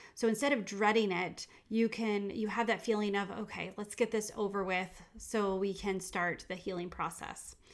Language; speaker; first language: English; native; English